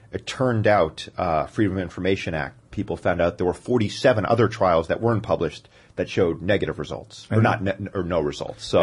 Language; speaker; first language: English; native; English